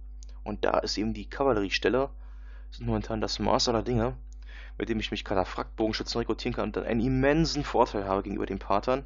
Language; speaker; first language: German; native; German